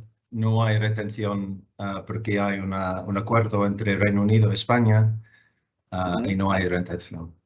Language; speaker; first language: Spanish; non-native, fluent; English